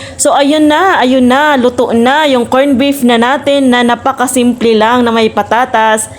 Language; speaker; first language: Filipino; non-native, local second language; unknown